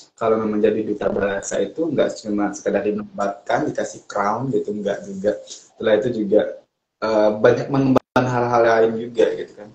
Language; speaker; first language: Indonesian; native; Indonesian